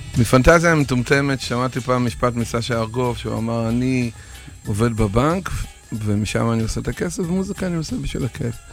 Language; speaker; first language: Hebrew; non-native, fluent; Russian